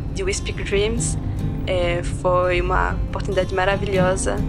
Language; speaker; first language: Portuguese; non-native, fluent; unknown